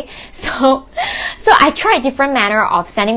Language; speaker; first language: English; non-native, local second language; Chinese